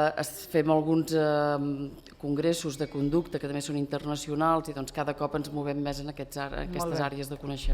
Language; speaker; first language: Catalan; native; Catalan